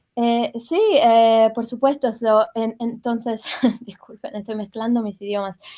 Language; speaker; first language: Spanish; early bilingual, heritage; Spanish